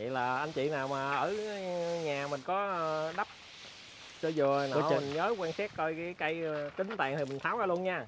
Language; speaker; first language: Vietnamese; native; Vietnamese